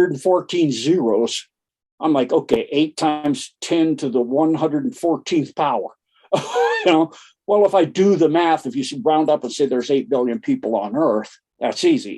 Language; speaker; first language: English; native; English